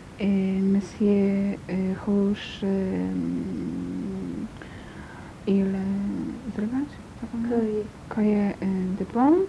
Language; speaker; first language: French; non-native, learner; Polish